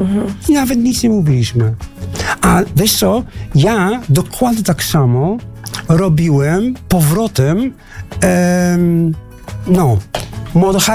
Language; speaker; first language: Polish; non-native, learner; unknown